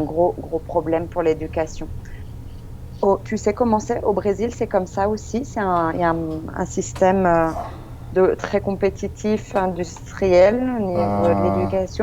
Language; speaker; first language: French; non-native, fluent; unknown